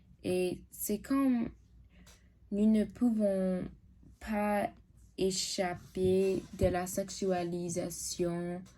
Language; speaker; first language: French; non-native, learner; English